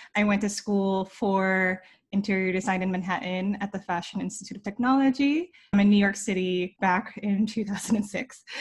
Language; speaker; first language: English; native; English